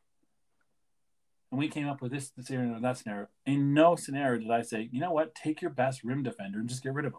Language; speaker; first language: English; native; English